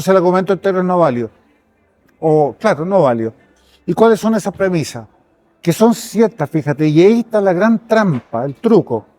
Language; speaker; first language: Spanish; native; Spanish